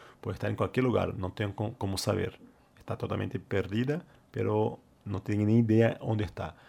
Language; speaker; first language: Spanish; non-native, fluent; Portuguese